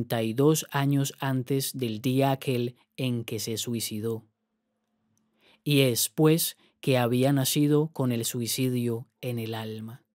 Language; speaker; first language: Spanish; native; Spanish